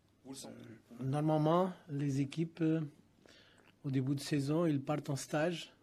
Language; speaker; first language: French; non-native, fluent; Portuguese